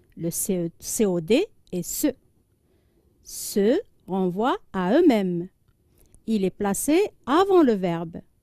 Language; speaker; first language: French; non-native, local second language; Arabic